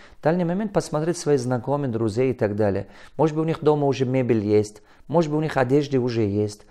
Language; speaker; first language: Russian; non-native, local second language; Tajik